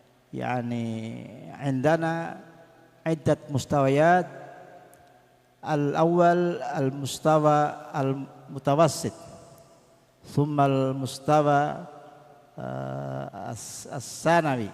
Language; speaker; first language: Arabic; non-native, fluent; Indonesian